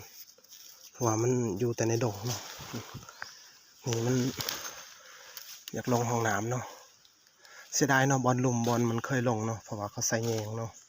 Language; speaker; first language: Thai; non-native, local second language; Northeastern Thai